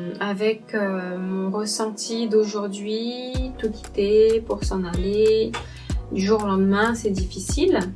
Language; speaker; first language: French; native; French